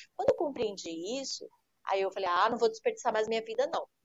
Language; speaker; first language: Portuguese; native; Portuguese